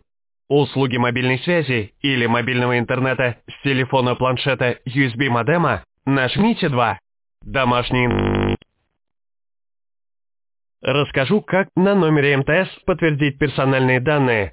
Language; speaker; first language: Russian; native; Russian